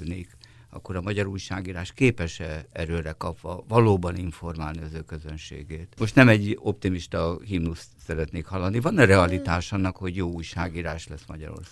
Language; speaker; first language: Hungarian; native; Hungarian